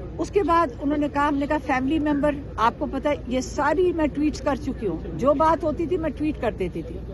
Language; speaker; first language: Urdu; native; Urdu